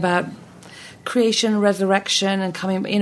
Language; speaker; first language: English; native; English